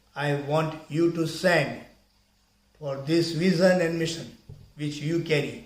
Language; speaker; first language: English; non-native, local second language; Gujarati